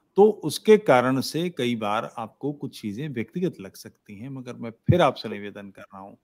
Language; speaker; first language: Hindi; native; Hindi